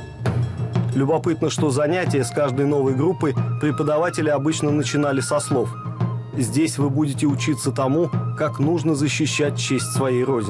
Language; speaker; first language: Russian; native; Russian